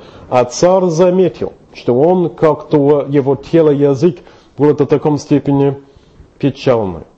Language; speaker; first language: Russian; non-native, fluent; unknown